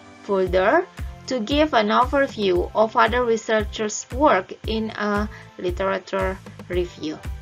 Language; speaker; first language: English; non-native, fluent; Indonesian